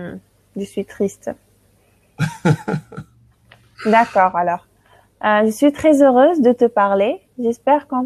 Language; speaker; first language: French; non-native, local second language; Arabic